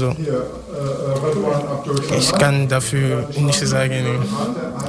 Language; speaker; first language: German; non-native, learner; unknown